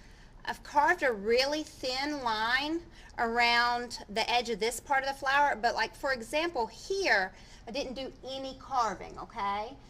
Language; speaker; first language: English; native; English